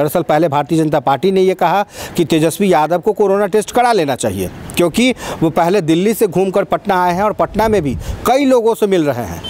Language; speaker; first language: Hindi; native; Hindi